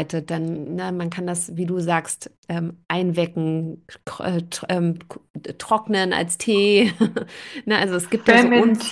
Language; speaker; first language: German; native; German